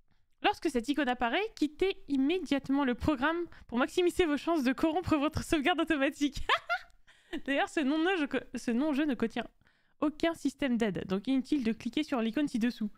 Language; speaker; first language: French; native; French